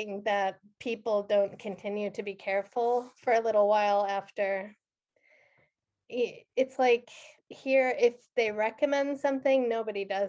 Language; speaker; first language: English; native; English